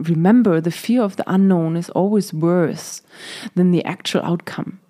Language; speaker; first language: English; non-native, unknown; German